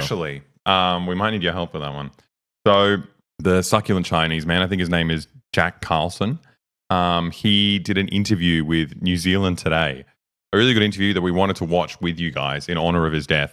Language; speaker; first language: English; native; English